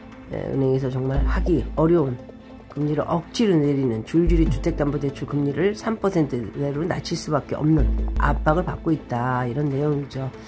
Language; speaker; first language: Korean; native; Korean